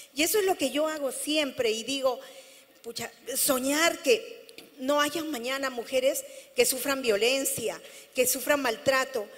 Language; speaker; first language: Spanish; native; Spanish